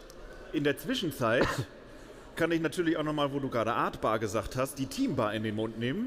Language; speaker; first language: German; native; German